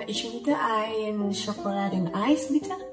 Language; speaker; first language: German; non-native, learner; Indonesian